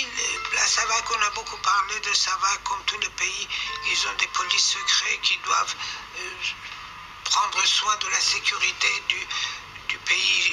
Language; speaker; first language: French; non-native, fluent; Persian